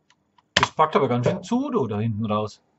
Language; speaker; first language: German; native; German